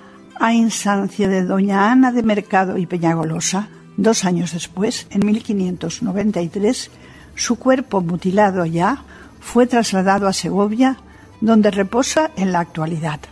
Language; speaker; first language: Spanish; native; Spanish